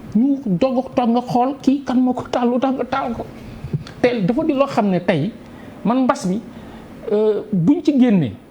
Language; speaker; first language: Wolof; non-native, local second language; Fula